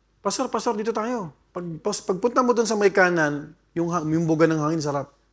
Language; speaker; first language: Filipino; native; Filipino